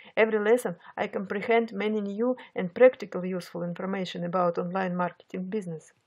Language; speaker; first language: English; non-native, fluent; Russian